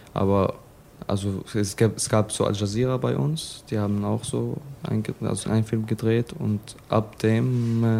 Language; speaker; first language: German; non-native, fluent; Arabic